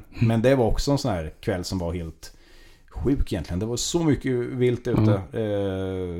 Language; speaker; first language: Swedish; native; Swedish